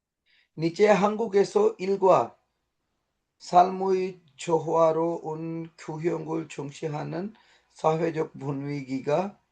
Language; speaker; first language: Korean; non-native, learner; Urdu